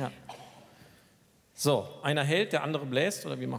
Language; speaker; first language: German; native; German